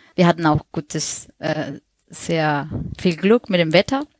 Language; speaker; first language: German; non-native, fluent; Spanish